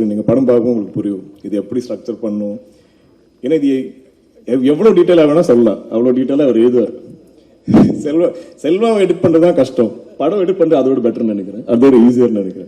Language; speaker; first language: Tamil; non-native, local second language; Malayalam